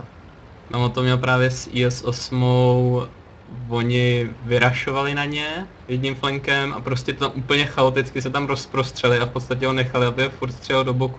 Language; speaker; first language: Czech; native; Czech